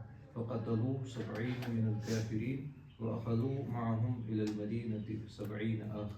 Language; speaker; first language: Arabic; non-native, learner; Urdu